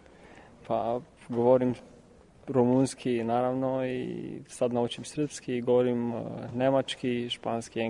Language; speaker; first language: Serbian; non-native, learner; Romanian